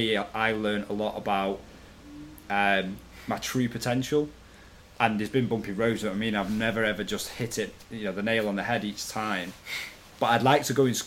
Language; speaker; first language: English; native; English